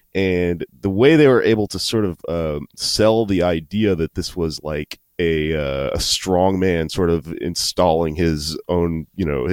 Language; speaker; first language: English; native; English